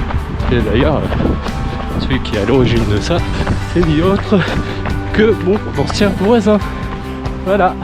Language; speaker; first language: French; native; French